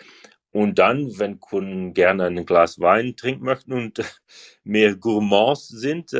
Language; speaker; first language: German; non-native, learner; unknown